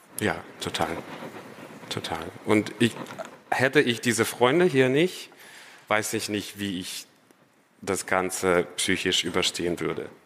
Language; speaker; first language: German; non-native, fluent; Ukrainian